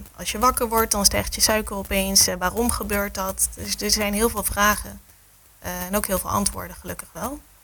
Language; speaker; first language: Dutch; native; Dutch